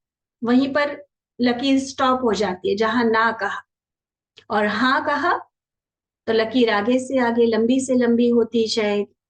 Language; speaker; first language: Hindi; native; Hindi